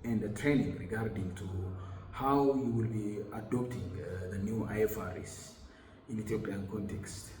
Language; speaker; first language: English; non-native, local second language; Amharic